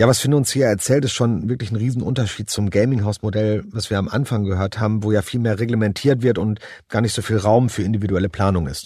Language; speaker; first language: German; native; German